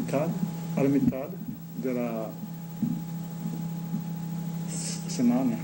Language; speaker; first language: Spanish; non-native, learner; Japanese